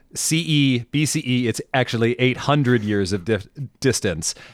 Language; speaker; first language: English; native; English